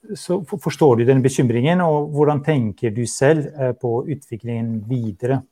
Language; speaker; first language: Norwegian; non-native, fluent; Albanian